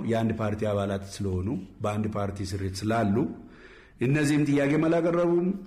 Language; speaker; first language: Amharic; non-native, local second language; Oromo